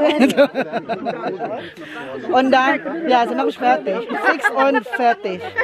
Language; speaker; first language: German; non-native, learner; Filipino